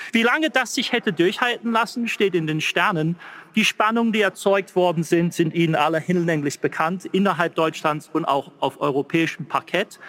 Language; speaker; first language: German; non-native, fluent; English